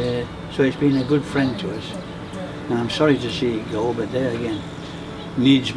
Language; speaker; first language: English; native; English